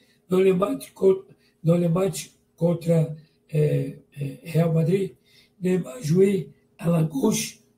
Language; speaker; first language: French; non-native, learner; Portuguese